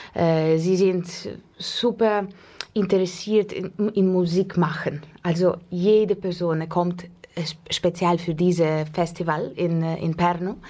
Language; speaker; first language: German; non-native, learner; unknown